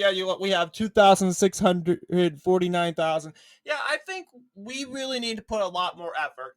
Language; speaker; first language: English; native; English